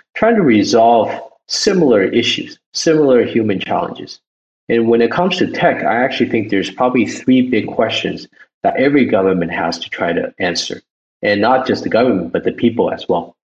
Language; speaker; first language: English; early bilingual, other home language; Chinese